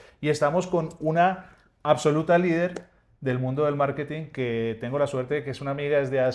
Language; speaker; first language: Spanish; native; Spanish